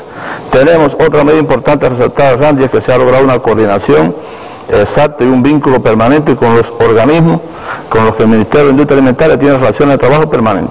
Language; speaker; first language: Spanish; native; Spanish